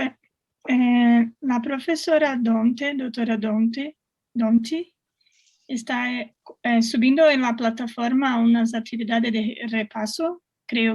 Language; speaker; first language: Spanish; non-native, learner; Portuguese